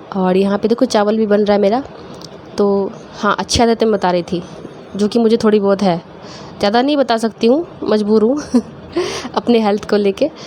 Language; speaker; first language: Hindi; native; Hindi